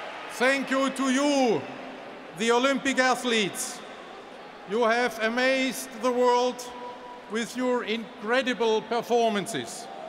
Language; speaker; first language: English; non-native, fluent; German